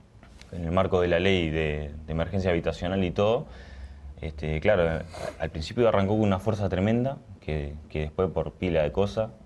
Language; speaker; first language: Spanish; native; Spanish